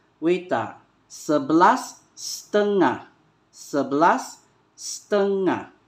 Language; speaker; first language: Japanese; non-native, learner; Malay